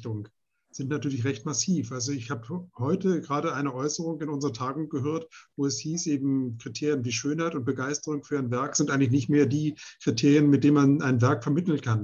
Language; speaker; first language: German; native; German